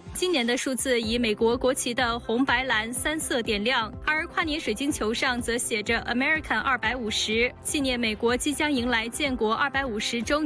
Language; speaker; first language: Chinese; native; Chinese